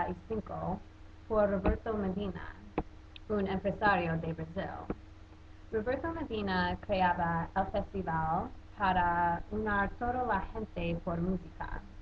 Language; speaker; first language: Spanish; non-native, learner; English